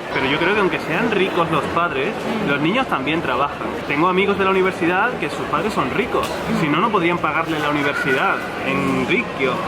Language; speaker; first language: Spanish; native; Spanish